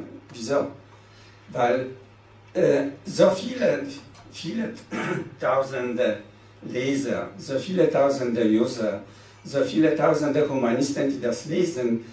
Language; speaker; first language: German; non-native, fluent; Polish